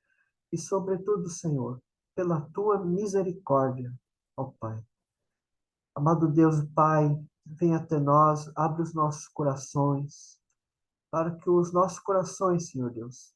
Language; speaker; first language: Portuguese; native; Portuguese